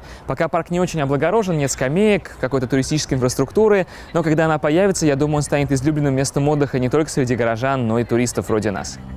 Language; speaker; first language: Russian; native; Russian